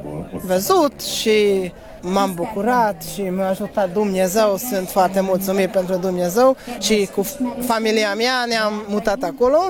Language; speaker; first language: Romanian; non-native, learner; Hungarian